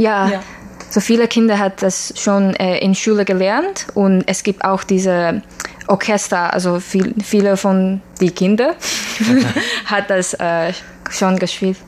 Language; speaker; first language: German; non-native, learner; Chinese